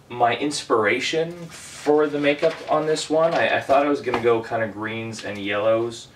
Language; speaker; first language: English; native; English